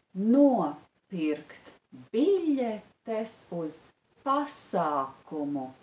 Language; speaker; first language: Latvian; native; Latvian